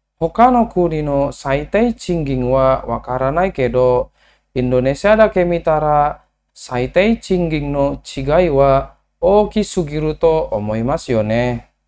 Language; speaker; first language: Japanese; non-native, learner; Indonesian